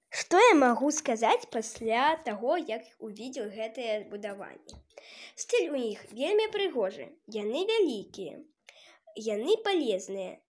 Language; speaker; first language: Belarusian; non-native, local second language; Russian